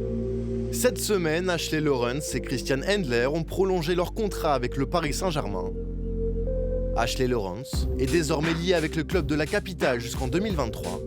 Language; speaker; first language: French; native; French